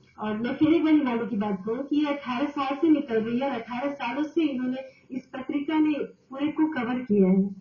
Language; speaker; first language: Hindi; native; Hindi